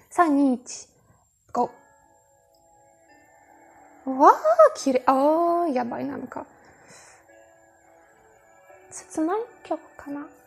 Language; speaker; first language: Japanese; non-native, learner; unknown